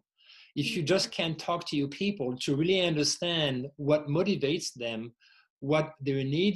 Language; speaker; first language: English; non-native, fluent; French